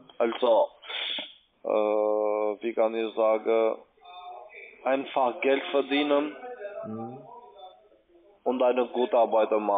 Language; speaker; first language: German; non-native, learner; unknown